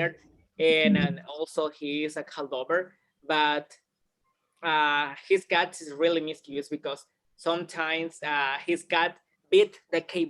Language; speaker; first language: English; non-native, learner; Spanish